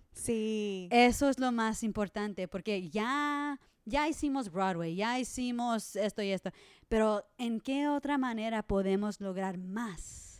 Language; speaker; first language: Spanish; non-native, learner; English